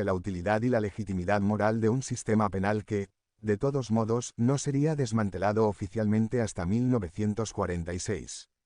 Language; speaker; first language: Spanish; native; Spanish